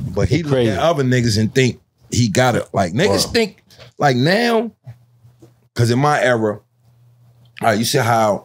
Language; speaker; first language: English; native; English